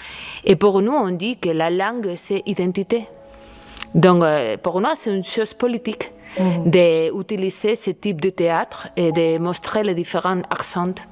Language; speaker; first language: French; non-native, learner; Spanish